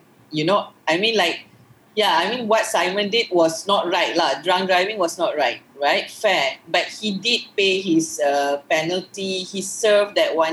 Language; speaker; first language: English; non-native, local second language; Malay